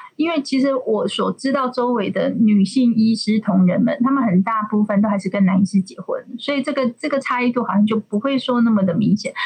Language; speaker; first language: Chinese; native; Chinese